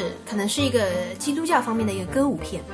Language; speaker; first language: Chinese; native; Chinese